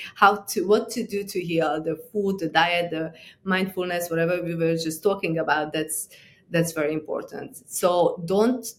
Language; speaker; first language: English; non-native, fluent; Romanian